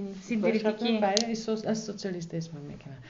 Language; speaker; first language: Greek; non-native, learner; German